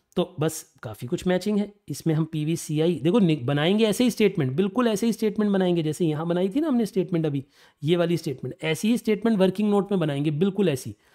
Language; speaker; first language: Hindi; native; Hindi